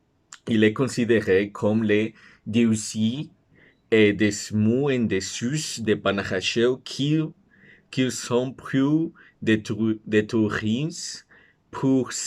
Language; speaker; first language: French; non-native, learner; Spanish